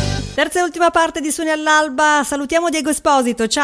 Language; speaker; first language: Italian; native; Italian